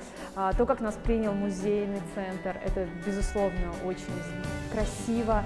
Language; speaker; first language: Russian; native; Russian